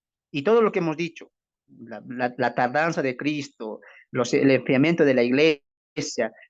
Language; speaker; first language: Spanish; native; Spanish